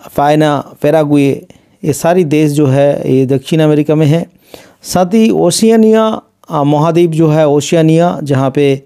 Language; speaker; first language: Hindi; non-native, local second language; Bangla